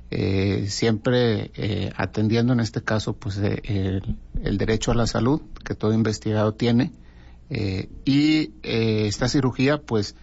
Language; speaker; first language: Spanish; native; Spanish